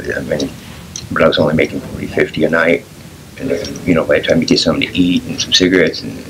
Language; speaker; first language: English; native; English